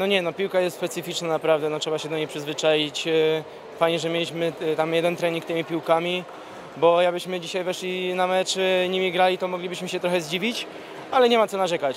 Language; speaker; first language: Polish; native; Polish